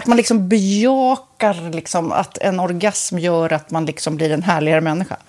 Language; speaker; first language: Swedish; native; Swedish